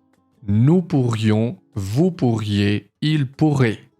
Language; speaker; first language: French; non-native, fluent; Spanish